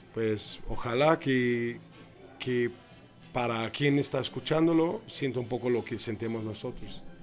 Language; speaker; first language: Spanish; non-native, fluent; English